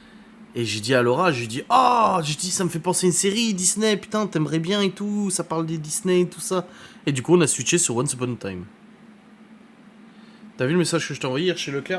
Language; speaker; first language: French; native; French